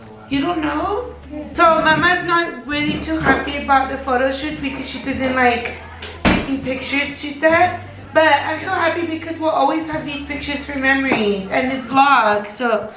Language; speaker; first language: English; early bilingual, other home language; Spanish